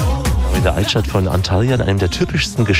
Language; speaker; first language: German; native; German